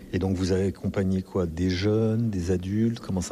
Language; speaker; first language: French; native; French